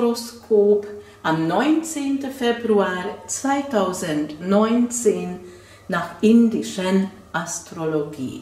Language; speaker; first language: German; non-native, fluent; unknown